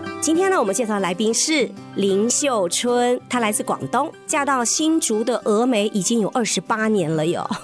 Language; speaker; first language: Chinese; native; Chinese